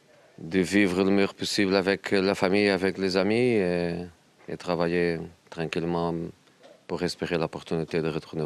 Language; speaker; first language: French; non-native, learner; Portuguese